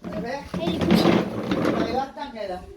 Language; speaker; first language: French; native; French